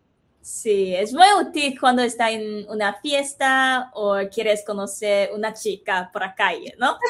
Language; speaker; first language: Spanish; non-native, fluent; Chinese